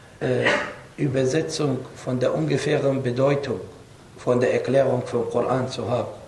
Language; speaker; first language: German; non-native, fluent; Arabic